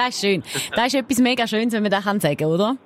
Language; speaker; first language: German; native; German